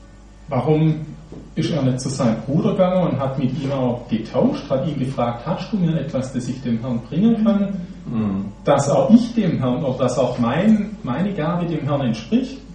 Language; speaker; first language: German; native; German